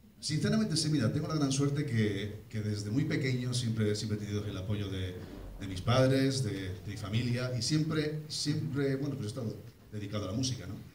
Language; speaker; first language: Spanish; early bilingual, heritage; Spanish